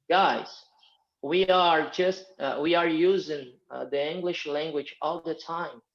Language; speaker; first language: English; non-native, fluent; Portuguese